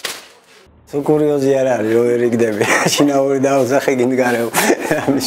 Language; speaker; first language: Georgian; native; Georgian